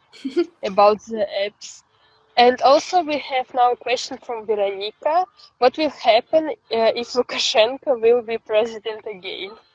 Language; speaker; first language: English; non-native, fluent; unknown